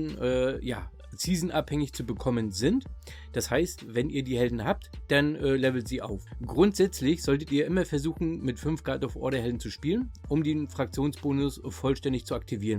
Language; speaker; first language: German; native; German